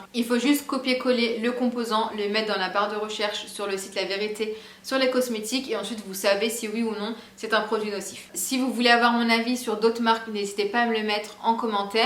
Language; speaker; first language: French; native; French